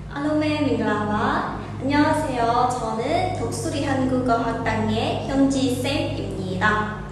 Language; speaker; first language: Korean; non-native, fluent; Burmese